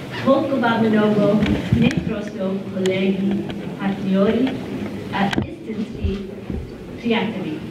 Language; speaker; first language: Bulgarian; non-native, learner; English